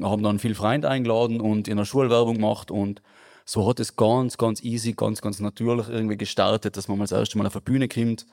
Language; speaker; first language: German; native; German